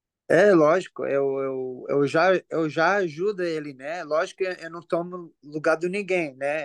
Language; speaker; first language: Portuguese; early bilingual, heritage; English